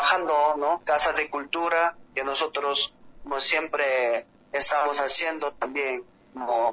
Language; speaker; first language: Spanish; non-native, learner; Korean